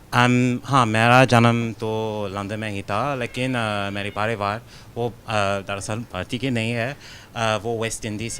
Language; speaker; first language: Hindi; non-native, fluent; English